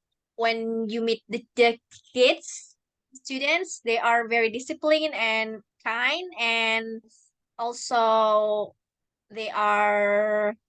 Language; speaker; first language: English; non-native, learner; Indonesian